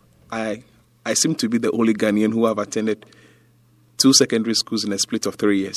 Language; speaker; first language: English; non-native, local second language; Ga